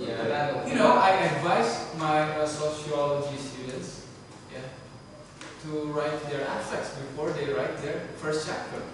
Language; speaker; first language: English; non-native, fluent; Indonesian